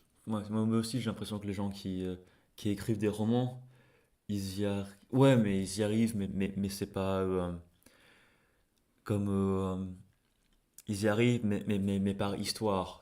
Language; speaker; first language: French; non-native, fluent; English